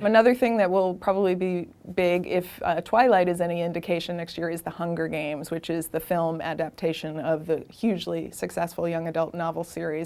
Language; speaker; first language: English; native; English